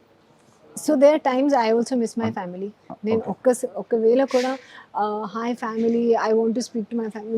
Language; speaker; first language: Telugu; non-native, learner; Hindi